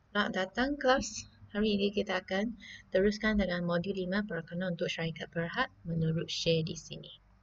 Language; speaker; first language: Malay; non-native, local second language; Chinese